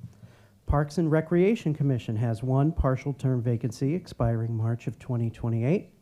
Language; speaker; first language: English; native; English